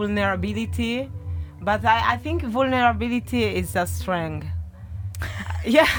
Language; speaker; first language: English; non-native, learner; Italian